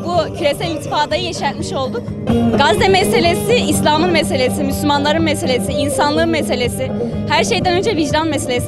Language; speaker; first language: Turkish; native; Turkish